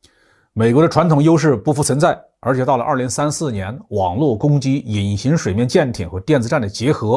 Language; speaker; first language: Chinese; native; Chinese